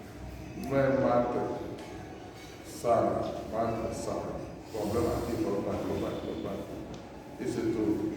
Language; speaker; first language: Portuguese; non-native, learner; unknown